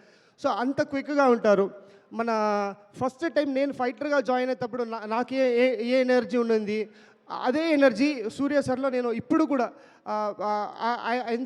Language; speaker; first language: Telugu; non-native, local second language; Kannada